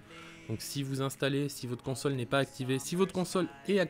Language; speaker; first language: French; native; French